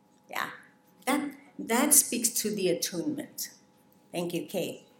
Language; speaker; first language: English; native; English